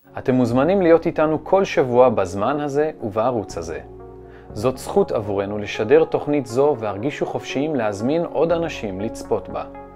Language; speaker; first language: Hebrew; non-native, fluent; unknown